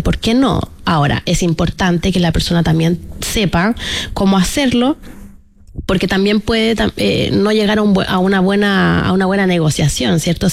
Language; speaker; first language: Spanish; native; Spanish